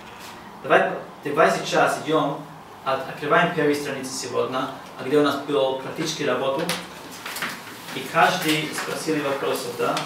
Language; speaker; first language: Russian; non-native, learner; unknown